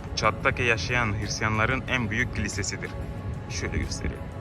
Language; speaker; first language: Turkish; non-native, fluent; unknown